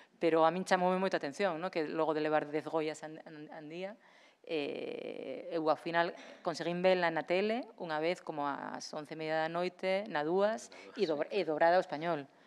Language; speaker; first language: Galician; non-native, local second language; Spanish